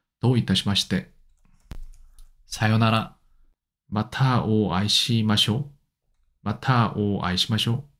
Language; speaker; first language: Japanese; non-native, learner; Korean